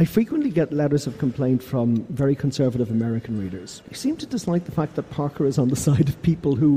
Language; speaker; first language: English; native; English